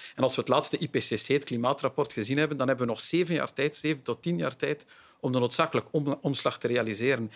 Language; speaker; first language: Dutch; native; Dutch